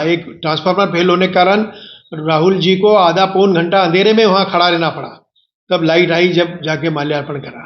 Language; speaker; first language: Hindi; native; Hindi